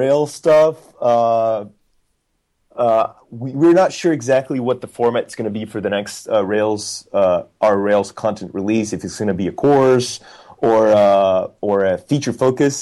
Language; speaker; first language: English; non-native, fluent; Portuguese